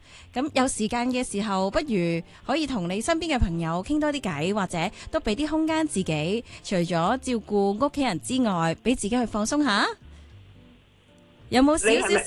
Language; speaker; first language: Cantonese; native; Cantonese